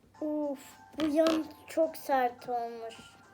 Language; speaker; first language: Turkish; early bilingual, heritage; Turkish